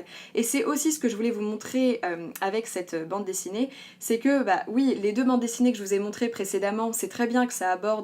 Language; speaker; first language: French; native; French